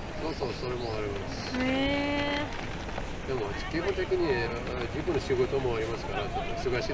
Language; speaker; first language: Japanese; non-native, learner; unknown